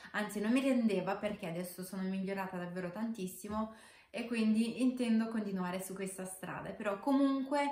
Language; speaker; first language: Italian; non-native, fluent; Romanian